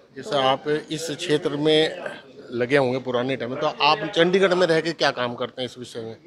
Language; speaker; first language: Hindi; native; Hindi